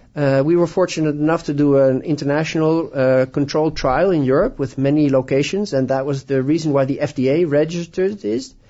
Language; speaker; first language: English; non-native, fluent; Dutch